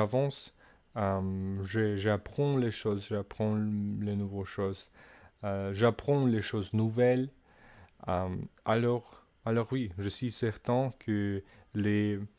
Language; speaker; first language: French; non-native, learner; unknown